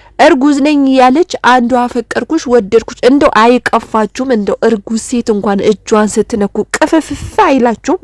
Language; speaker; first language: Amharic; non-native, local second language; Oromo